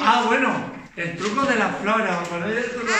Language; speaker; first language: Spanish; native; Spanish